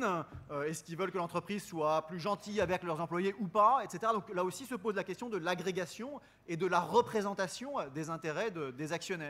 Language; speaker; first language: French; native; French